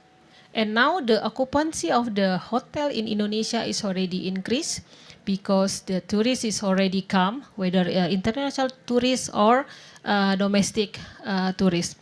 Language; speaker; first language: English; non-native, fluent; Indonesian